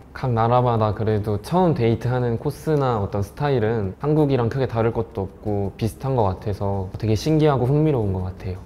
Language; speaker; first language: Korean; native; Korean